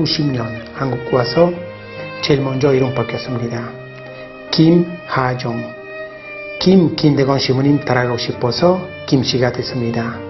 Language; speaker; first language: Korean; non-native, fluent; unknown